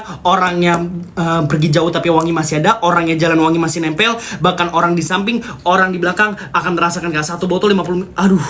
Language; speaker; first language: Indonesian; native; Indonesian